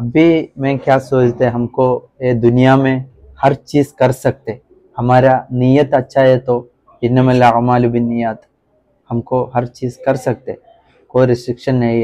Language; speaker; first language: Hindi; non-native, local second language; Malayalam